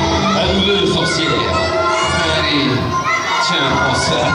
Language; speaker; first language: French; native; French